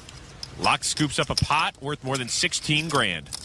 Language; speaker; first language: English; native; English